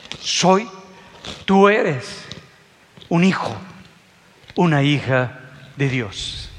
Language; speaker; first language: Spanish; native; Spanish